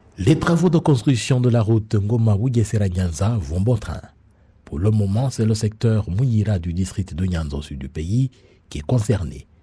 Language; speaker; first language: French; non-native, local second language; Kinyarwanda